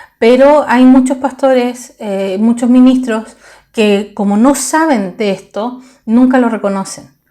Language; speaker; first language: Spanish; native; Spanish